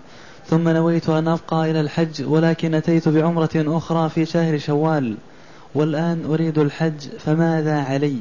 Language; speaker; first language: Arabic; native; Arabic